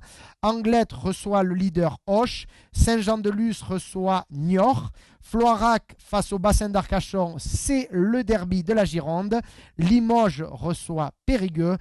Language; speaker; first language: French; native; French